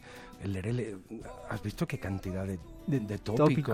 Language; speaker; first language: Spanish; native; Spanish